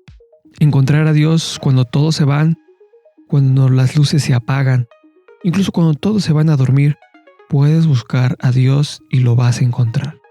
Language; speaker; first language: Spanish; native; Spanish